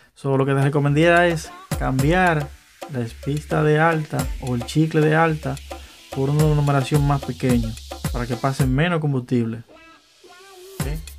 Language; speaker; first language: Spanish; native; Spanish